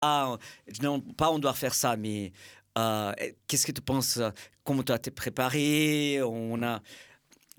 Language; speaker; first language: French; non-native, fluent; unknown